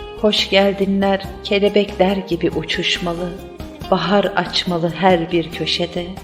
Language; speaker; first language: Turkish; native; Turkish